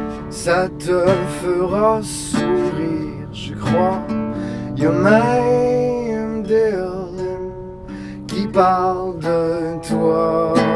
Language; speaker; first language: French; native; French